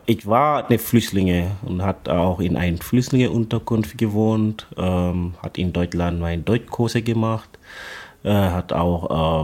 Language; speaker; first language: German; non-native, learner; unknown